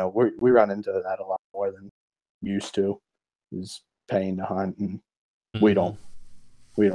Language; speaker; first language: English; native; English